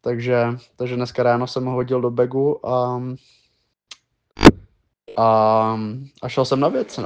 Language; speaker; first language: Czech; native; Czech